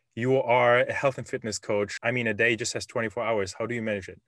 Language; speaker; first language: English; non-native, fluent; German